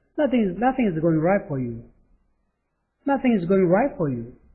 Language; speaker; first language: English; non-native, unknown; Korean